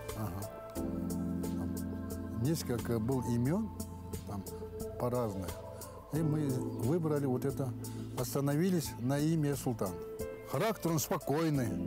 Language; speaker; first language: Russian; non-native, local second language; Kazakh